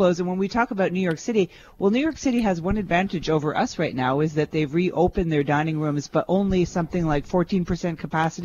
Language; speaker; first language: English; native; English